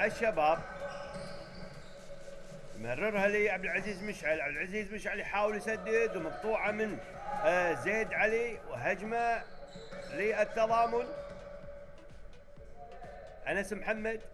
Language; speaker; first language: Arabic; native; Arabic